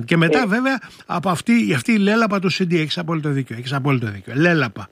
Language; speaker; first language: Greek; native; Greek